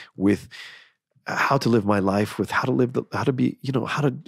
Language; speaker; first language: English; native; English